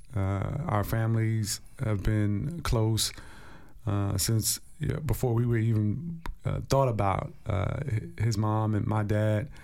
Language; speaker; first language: English; native; English